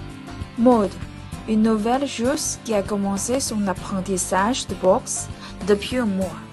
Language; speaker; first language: French; non-native, learner; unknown